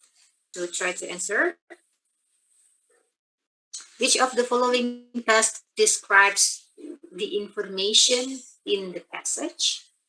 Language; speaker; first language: English; non-native, fluent; Indonesian